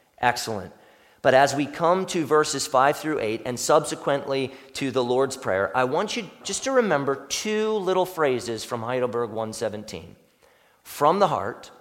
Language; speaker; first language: English; native; English